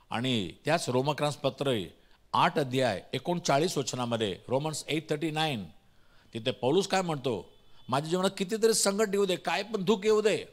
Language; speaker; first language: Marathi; non-native, local second language; Tamil